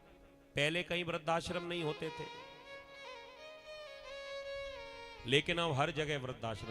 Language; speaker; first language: Hindi; native; Hindi